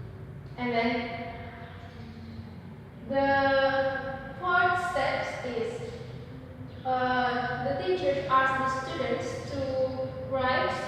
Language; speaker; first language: English; non-native, learner; Indonesian